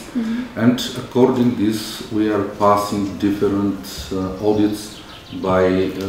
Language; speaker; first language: English; non-native, fluent; Bulgarian